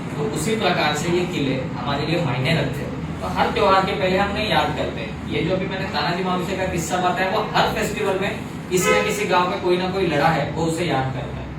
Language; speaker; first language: Hindi; non-native, local second language; Marathi